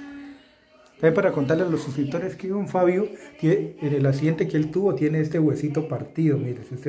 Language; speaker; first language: Spanish; native; Spanish